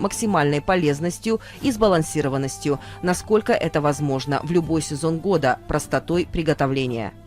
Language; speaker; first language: Russian; native; Russian